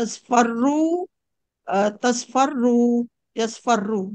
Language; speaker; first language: Arabic; non-native, learner; Indonesian